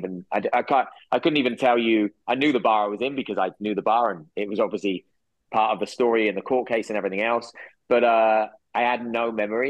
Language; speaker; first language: English; native; English